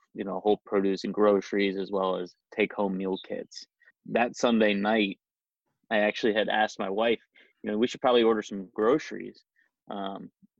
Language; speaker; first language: English; native; English